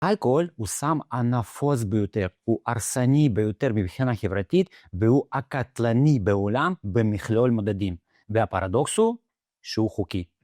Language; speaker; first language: Hebrew; non-native, fluent; Russian